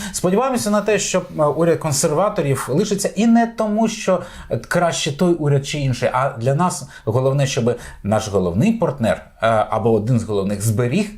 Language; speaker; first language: Ukrainian; native; Ukrainian